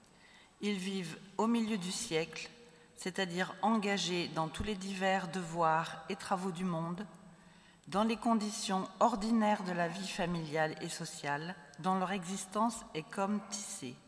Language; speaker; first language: French; native; French